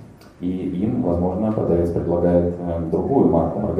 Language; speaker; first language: Russian; native; Russian